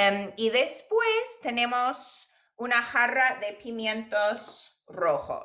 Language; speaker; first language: Spanish; non-native, fluent; English